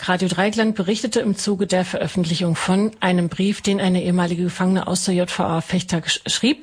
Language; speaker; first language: German; native; German